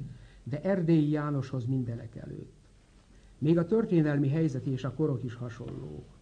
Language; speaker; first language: Hungarian; native; Hungarian